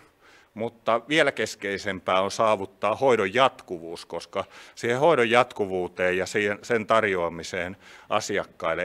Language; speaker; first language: Finnish; native; Finnish